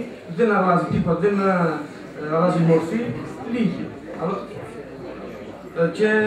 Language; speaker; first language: Greek; non-native, fluent; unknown